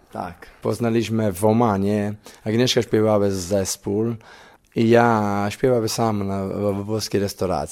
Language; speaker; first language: Polish; non-native, learner; Italian